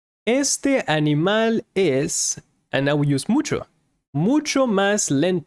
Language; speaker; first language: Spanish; non-native, fluent; English